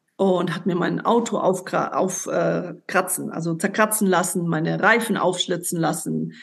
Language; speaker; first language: German; native; German